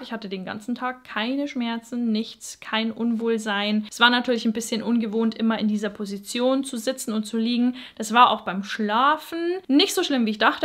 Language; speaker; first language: German; native; German